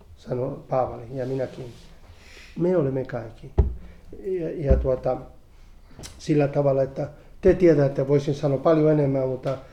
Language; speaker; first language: Finnish; non-native, fluent; Spanish